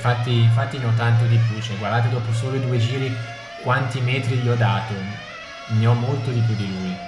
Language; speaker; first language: Italian; native; Italian